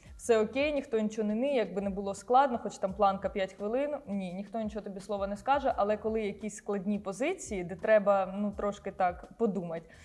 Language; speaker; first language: Ukrainian; non-native, local second language; Russian